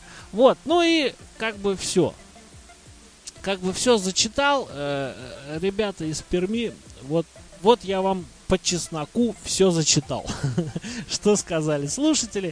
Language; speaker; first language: Russian; native; Russian